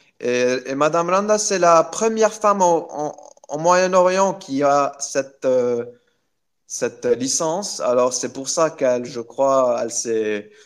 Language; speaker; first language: French; non-native, local second language; Arabic